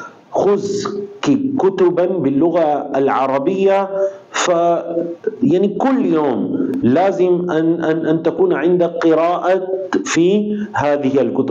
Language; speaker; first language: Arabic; non-native, fluent; Urdu